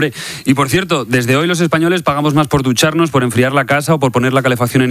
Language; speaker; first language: Spanish; native; Spanish